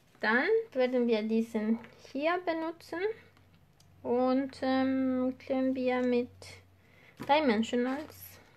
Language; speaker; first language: German; non-native, fluent; Spanish